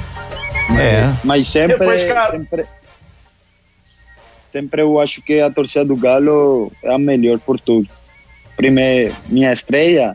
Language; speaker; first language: Portuguese; non-native, local second language; Spanish